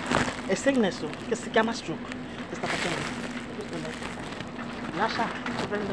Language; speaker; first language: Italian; non-native, learner; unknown